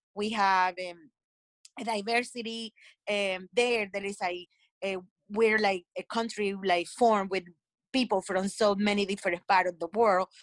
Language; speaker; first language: English; non-native, fluent; Spanish